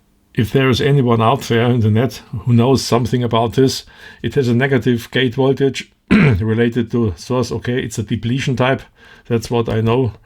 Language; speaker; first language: English; non-native, fluent; German